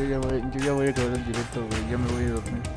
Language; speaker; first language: Spanish; native; Spanish